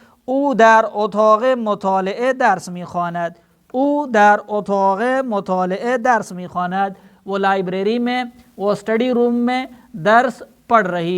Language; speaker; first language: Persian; non-native, fluent; Urdu